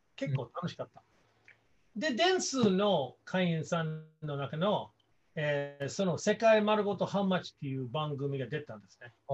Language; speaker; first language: Japanese; non-native, fluent; English